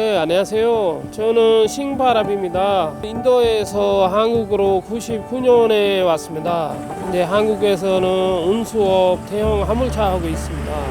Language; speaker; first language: Korean; non-native, fluent; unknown